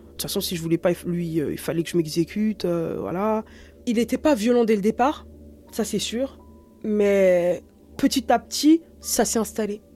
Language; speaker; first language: French; native; French